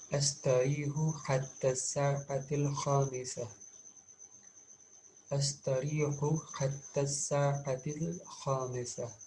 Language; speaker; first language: Arabic; non-native, fluent; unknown